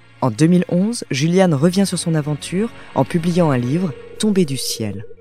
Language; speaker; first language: French; native; French